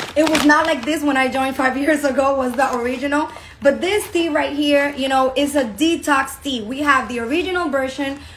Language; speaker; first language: English; non-native, fluent; Spanish